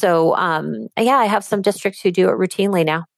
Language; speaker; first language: English; native; English